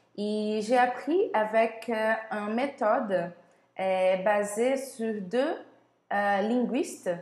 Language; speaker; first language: French; non-native, learner; Portuguese